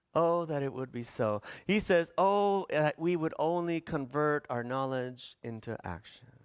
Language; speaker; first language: English; early bilingual, other home language; Spanish